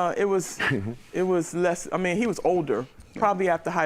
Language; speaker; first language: English; native; English